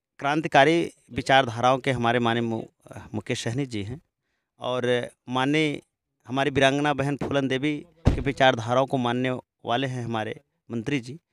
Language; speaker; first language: Hindi; native; Hindi